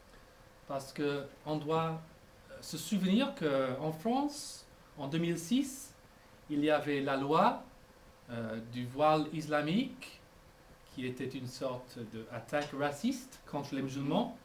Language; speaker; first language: French; non-native, fluent; English